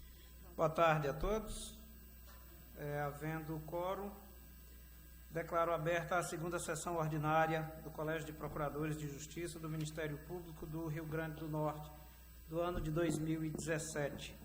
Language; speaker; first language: Portuguese; native; Portuguese